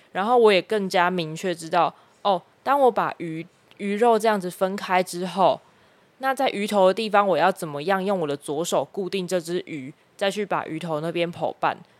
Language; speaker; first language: Chinese; native; Chinese